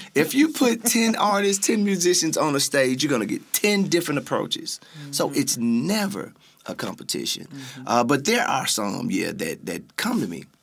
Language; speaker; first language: English; native; English